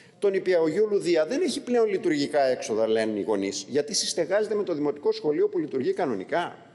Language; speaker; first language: Greek; native; Greek